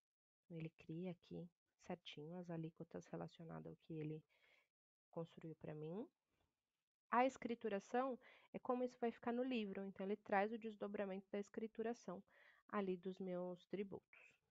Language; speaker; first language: Portuguese; native; Portuguese